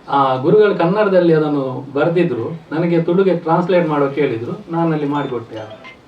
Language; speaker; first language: Kannada; non-native, local second language; Tulu